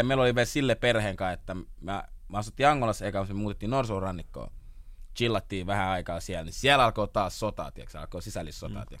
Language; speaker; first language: Finnish; early bilingual, other home language; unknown